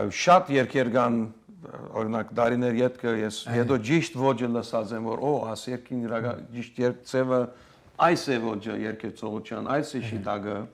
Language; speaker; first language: Armenian; early bilingual, heritage; Armenian